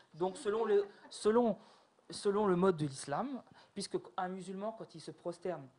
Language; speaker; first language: French; native; French